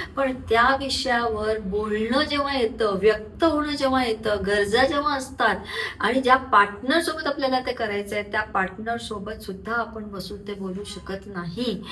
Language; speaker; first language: Marathi; non-native, local second language; Urdu